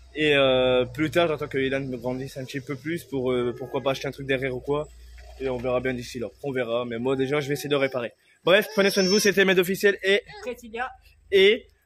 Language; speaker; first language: French; native; French